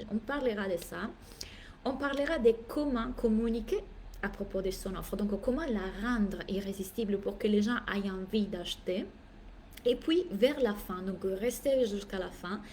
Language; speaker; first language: French; non-native, fluent; Italian